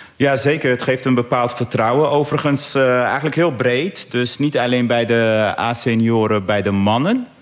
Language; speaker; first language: Dutch; early bilingual, other home language; Arabic